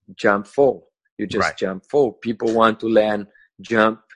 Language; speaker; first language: English; non-native, learner; Portuguese